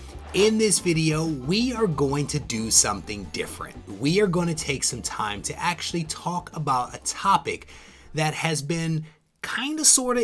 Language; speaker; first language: English; native; English